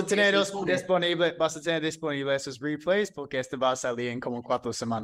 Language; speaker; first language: Spanish; non-native, fluent; English